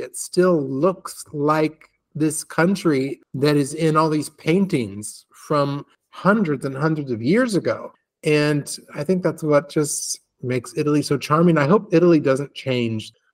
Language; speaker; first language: English; native; English